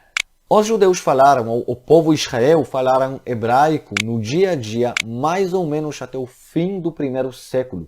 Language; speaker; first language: Portuguese; non-native, fluent; Hebrew